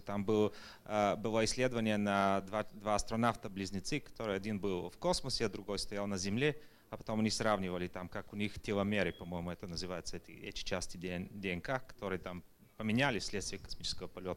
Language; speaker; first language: Russian; non-native, fluent; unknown